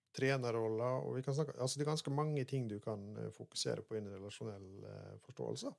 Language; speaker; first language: Norwegian; native; Norwegian